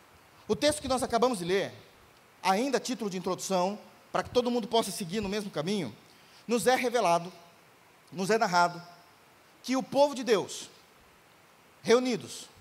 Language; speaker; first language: Portuguese; native; Portuguese